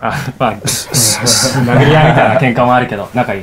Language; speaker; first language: Japanese; native; Japanese